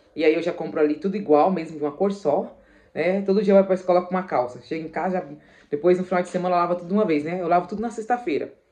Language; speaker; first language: Portuguese; native; Portuguese